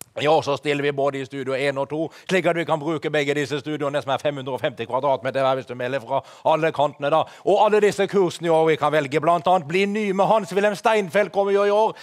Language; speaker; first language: Norwegian; native; Norwegian